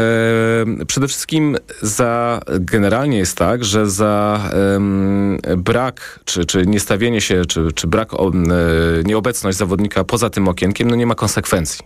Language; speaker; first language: Polish; native; Polish